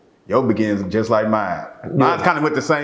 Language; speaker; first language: English; native; English